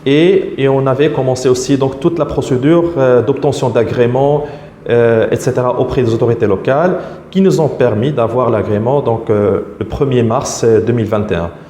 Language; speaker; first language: French; non-native, local second language; Arabic